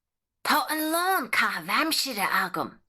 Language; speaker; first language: Irish; non-native, local second language; English